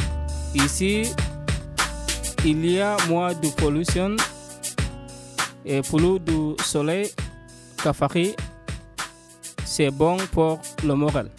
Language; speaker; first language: French; non-native, learner; Portuguese